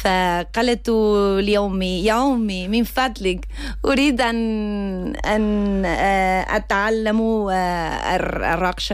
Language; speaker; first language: Arabic; non-native, learner; Spanish